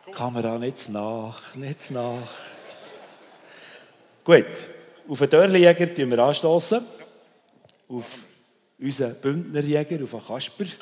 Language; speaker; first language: German; native; German